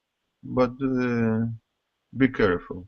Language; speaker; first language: English; non-native, learner; Russian